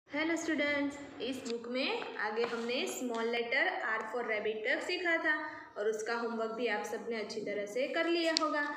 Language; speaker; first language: Hindi; non-native, local second language; Gujarati